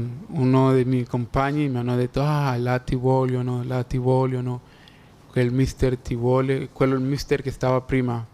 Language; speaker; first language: Italian; non-native, fluent; Spanish